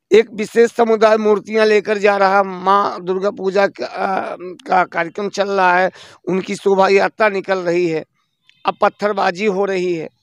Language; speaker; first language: Hindi; native; Hindi